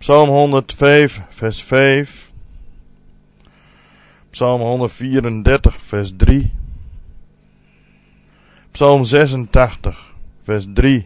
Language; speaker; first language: Dutch; native; Dutch